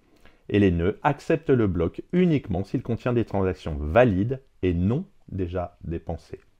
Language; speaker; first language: French; native; French